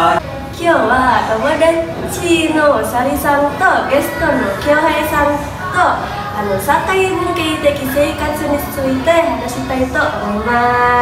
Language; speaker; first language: Japanese; non-native, learner; Indonesian